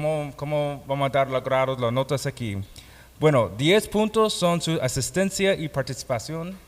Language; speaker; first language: Spanish; non-native, fluent; English